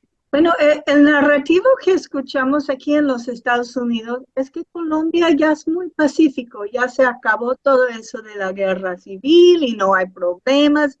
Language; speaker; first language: Spanish; non-native, fluent; English